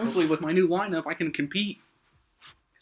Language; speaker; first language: English; native; English